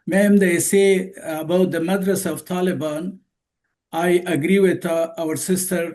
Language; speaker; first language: English; non-native, fluent; Persian